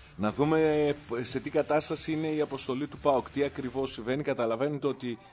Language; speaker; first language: Greek; native; Greek